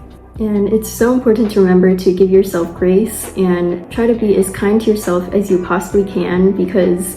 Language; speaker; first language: English; native; English